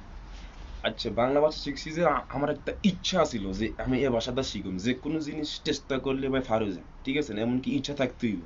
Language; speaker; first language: Bangla; non-native, fluent; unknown